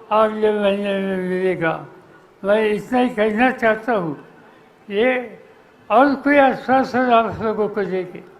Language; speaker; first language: Hindi; non-native, local second language; Marathi